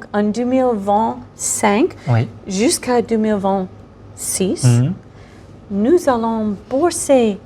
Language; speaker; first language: French; non-native, fluent; English